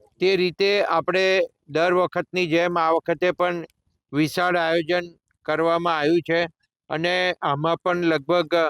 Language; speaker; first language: Gujarati; native; Gujarati